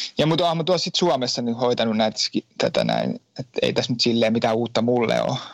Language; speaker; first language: Finnish; native; Finnish